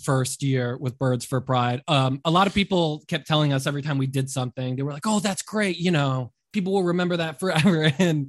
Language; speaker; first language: English; native; English